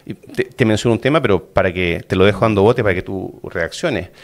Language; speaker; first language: Spanish; native; Spanish